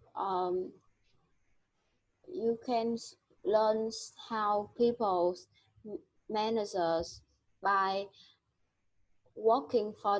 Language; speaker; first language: English; non-native, learner; Vietnamese